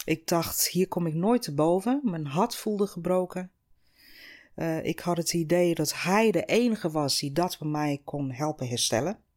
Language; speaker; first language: Dutch; non-native, fluent; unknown